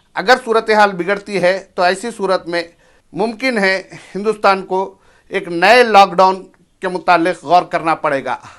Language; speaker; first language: Urdu; native; Urdu